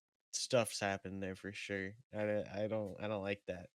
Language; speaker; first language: English; native; English